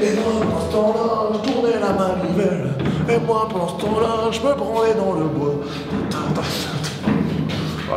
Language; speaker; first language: French; native; French